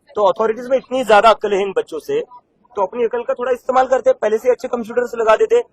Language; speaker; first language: Hindi; non-native, local second language; Marathi